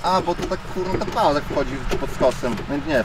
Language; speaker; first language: Polish; native; Polish